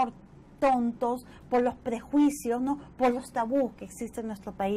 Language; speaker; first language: Spanish; native; Spanish